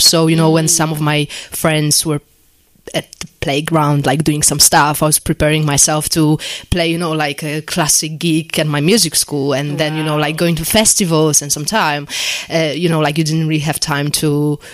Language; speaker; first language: English; non-native, fluent; Polish